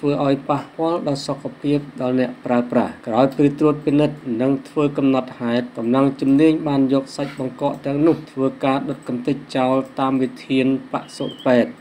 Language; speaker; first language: Khmer; native; Khmer